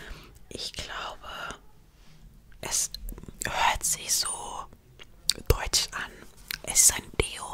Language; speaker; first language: German; non-native, fluent; Estonian